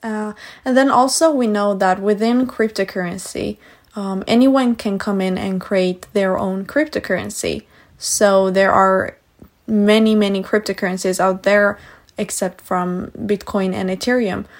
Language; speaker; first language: English; non-native, fluent; Swedish